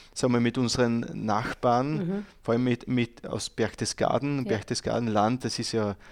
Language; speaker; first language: German; native; German